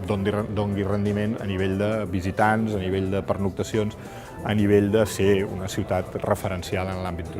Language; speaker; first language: Catalan; native; Catalan